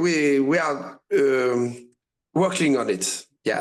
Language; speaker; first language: English; non-native, learner; French